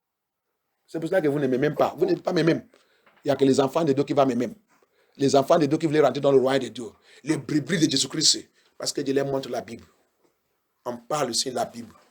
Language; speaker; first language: French; non-native, learner; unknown